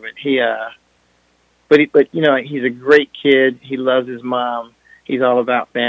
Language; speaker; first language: English; non-native, fluent; French